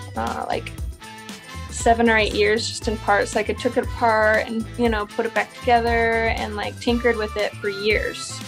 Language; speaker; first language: English; native; English